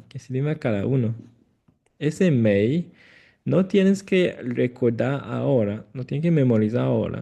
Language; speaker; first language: Spanish; non-native, fluent; Chinese